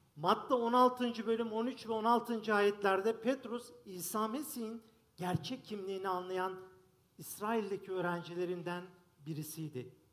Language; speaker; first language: Turkish; native; Turkish